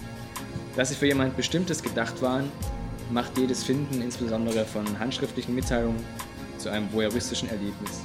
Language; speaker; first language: German; native; German